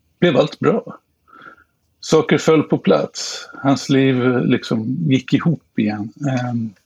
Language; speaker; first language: Swedish; native; Swedish